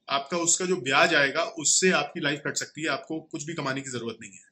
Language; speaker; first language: Hindi; native; Hindi